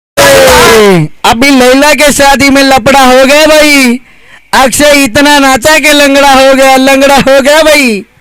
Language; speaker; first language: Hindi; non-native, local second language; Marathi